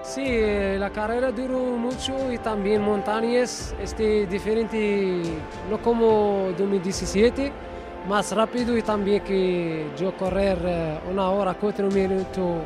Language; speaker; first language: Spanish; non-native, learner; Arabic